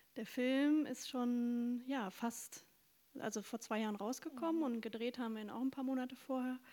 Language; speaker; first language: German; native; German